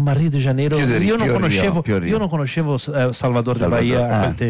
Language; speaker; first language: Italian; non-native, fluent; Portuguese